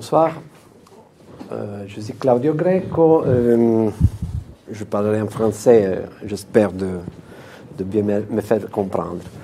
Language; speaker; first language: French; non-native, fluent; Italian